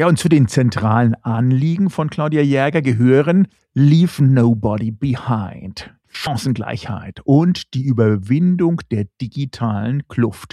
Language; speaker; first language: German; native; German